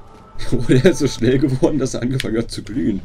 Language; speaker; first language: German; native; German